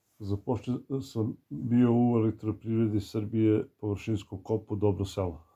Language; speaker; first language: Serbian; native; Serbian